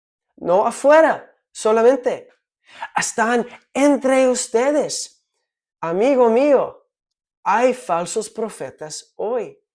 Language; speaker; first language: Spanish; non-native, fluent; English